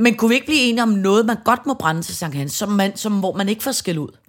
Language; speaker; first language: Danish; native; Danish